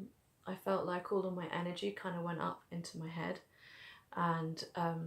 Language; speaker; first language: English; native; English